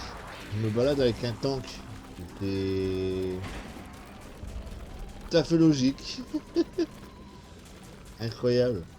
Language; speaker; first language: French; native; French